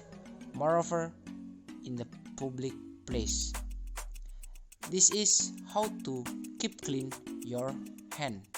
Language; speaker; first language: English; non-native, learner; Indonesian